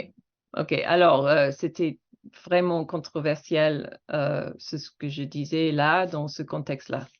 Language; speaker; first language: French; non-native, fluent; English